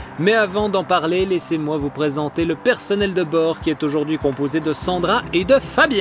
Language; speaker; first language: French; native; French